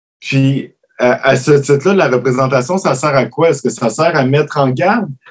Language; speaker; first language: French; native; French